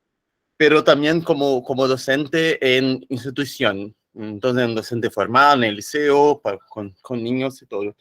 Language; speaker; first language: Spanish; non-native, fluent; Portuguese